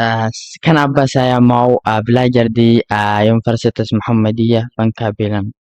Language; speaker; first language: Indonesian; non-native, learner; Arabic